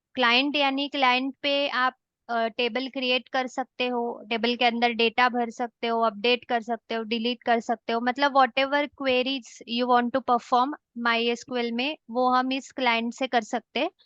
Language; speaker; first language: Hindi; non-native, local second language; Marathi